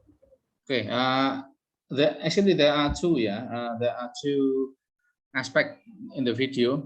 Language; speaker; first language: English; non-native, fluent; Indonesian